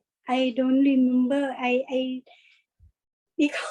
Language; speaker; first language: English; non-native, learner; Thai